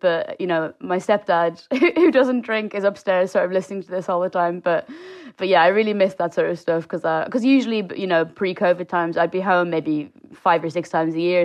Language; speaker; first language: English; native; English